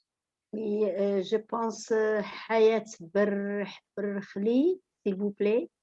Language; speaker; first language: French; non-native, local second language; Arabic